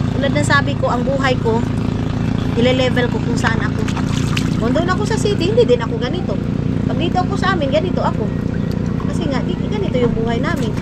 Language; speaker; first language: Filipino; non-native, local second language; Cebuano